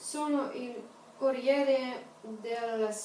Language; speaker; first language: Italian; non-native, learner; Russian